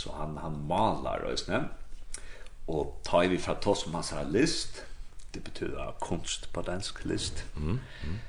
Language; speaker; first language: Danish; non-native, local second language; Faroese